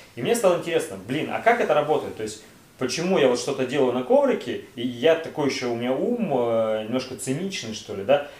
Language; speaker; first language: Russian; native; Russian